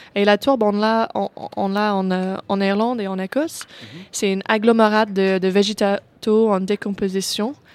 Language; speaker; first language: French; non-native, fluent; English